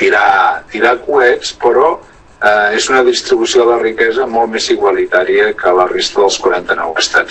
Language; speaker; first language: Catalan; native; Catalan